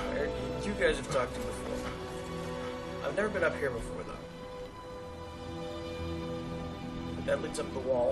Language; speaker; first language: English; native; English